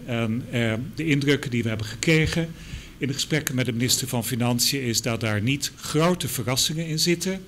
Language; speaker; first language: Dutch; native; Dutch